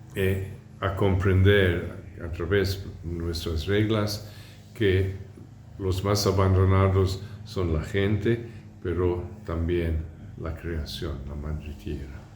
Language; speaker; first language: Spanish; non-native, fluent; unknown